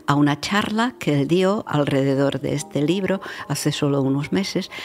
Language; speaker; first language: Spanish; non-native, fluent; Czech